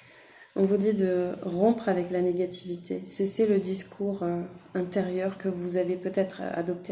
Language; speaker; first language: French; native; French